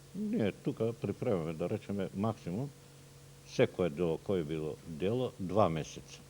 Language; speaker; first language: Macedonian; non-native, local second language; Turkish